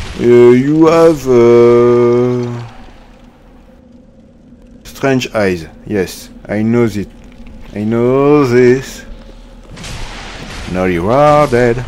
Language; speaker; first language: English; non-native, learner; French